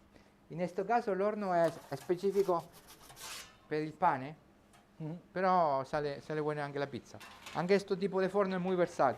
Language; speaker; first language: Spanish; non-native, learner; Italian